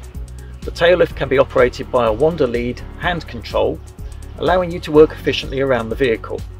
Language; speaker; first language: English; native; English